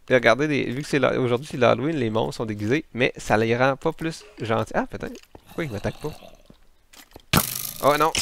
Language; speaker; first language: French; native; French